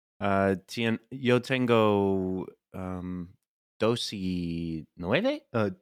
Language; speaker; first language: Spanish; non-native, learner; English